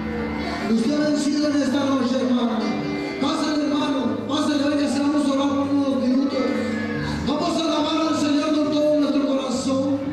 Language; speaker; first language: Spanish; native; Spanish